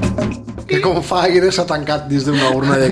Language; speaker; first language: Catalan; native; Catalan